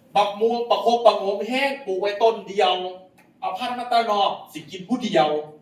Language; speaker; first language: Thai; non-native, local second language; Lao